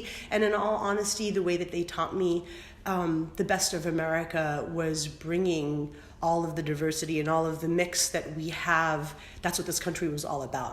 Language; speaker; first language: English; early bilingual, other home language; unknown